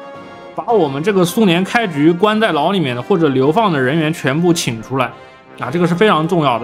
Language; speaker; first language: Chinese; native; Chinese